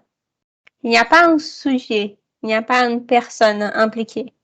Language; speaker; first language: French; non-native, fluent; Portuguese